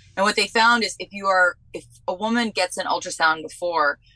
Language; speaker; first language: English; native; English